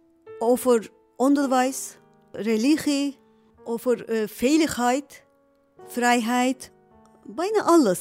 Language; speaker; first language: Dutch; non-native, learner; Turkish